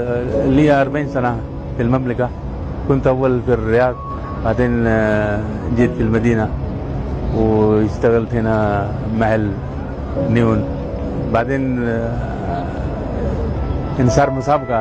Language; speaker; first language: Arabic; non-native, fluent; Urdu